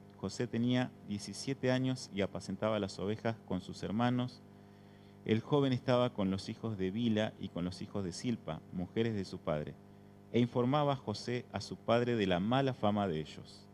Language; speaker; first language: Spanish; native; Spanish